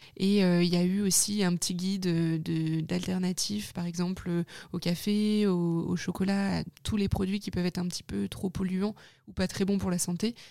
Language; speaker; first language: French; native; French